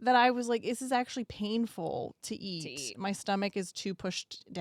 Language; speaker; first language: English; native; English